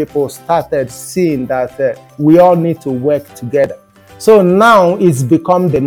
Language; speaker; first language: English; non-native, local second language; Igbo